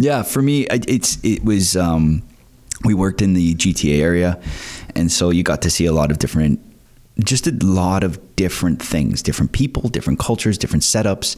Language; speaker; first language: English; native; English